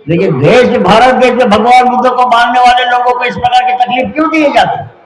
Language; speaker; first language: Hindi; non-native, local second language; Marathi